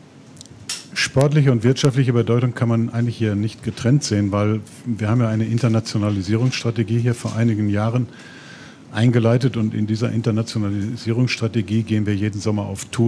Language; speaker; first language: German; native; German